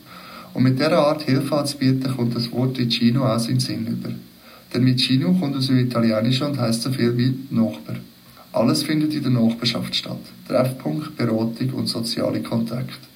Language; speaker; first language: German; native; German